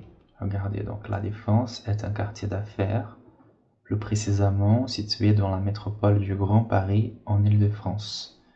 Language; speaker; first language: French; non-native, fluent; Portuguese